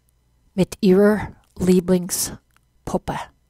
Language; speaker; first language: German; non-native, fluent; English